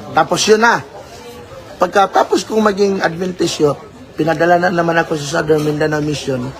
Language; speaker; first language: Filipino; non-native, local second language; Cebuano